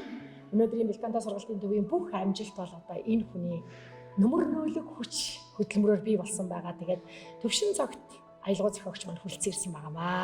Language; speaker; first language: Mongolian; native; Mongolian